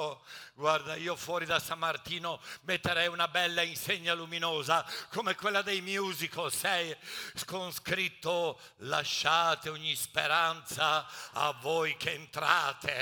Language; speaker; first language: Italian; native; Italian